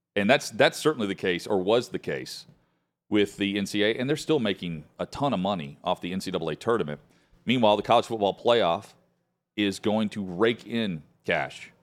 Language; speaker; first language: English; native; English